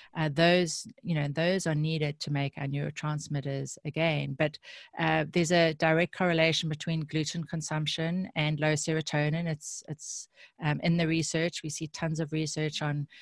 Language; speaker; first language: English; native; English